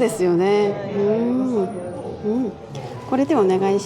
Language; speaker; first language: Japanese; non-native, learner; Korean